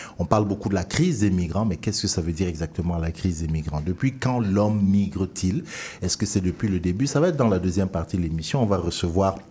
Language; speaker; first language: French; native; French